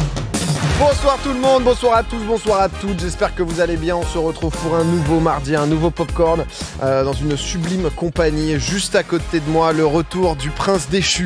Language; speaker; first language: French; native; French